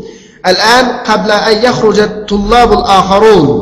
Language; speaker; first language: Arabic; non-native, fluent; Uyghur